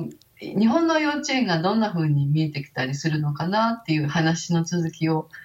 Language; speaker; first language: Japanese; native; Japanese